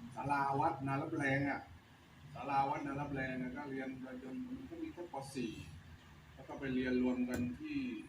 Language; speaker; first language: Thai; native; Thai